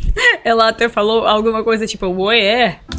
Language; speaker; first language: Portuguese; non-native, learner; Russian